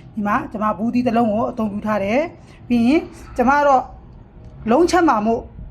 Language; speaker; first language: Burmese; native; Burmese